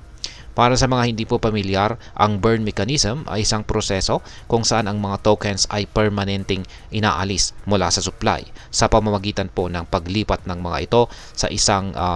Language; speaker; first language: Filipino; native; Filipino